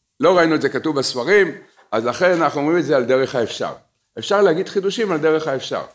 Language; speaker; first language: Hebrew; native; Hebrew